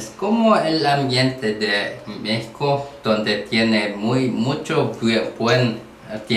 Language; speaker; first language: Spanish; non-native, learner; Korean